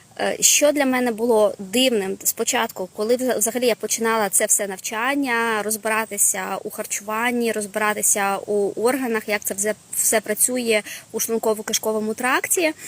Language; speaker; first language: Ukrainian; non-native, local second language; Russian